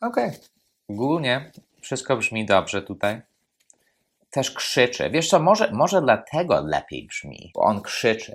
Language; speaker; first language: Polish; non-native, fluent; English